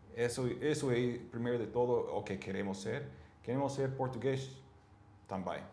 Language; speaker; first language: Portuguese; non-native, learner; English